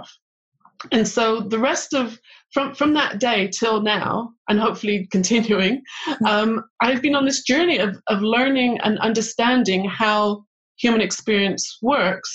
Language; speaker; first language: English; native; English